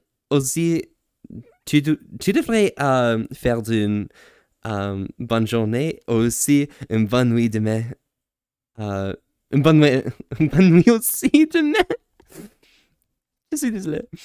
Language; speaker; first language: French; non-native, learner; English